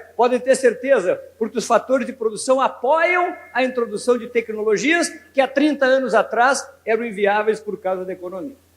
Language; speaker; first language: Portuguese; native; Portuguese